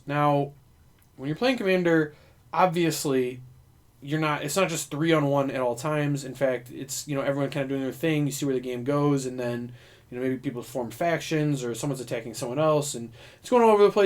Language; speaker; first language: English; native; English